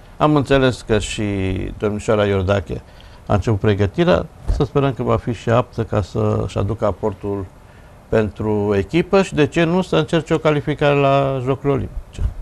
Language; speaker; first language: Romanian; native; Romanian